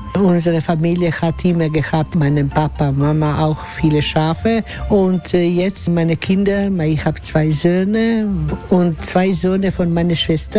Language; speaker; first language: German; non-native, learner; Croatian